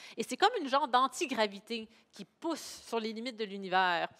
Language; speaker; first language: French; native; French